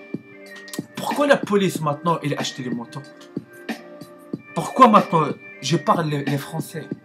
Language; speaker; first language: French; non-native, learner; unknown